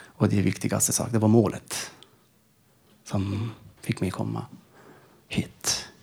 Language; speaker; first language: Swedish; non-native, fluent; Persian